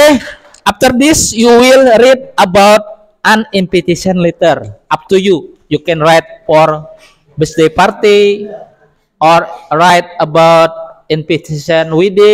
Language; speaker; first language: English; non-native, local second language; Indonesian